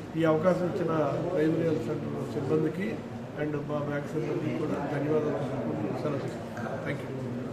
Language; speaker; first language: Telugu; native; Telugu